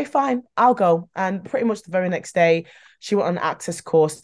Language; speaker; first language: English; native; English